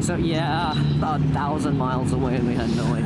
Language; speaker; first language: English; native; English